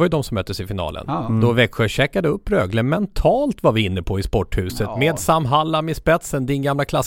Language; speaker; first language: Swedish; native; Swedish